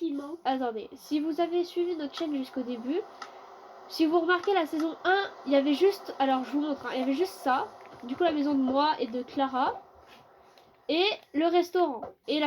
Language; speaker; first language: French; native; French